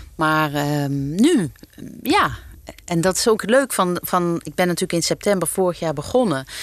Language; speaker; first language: Dutch; native; Dutch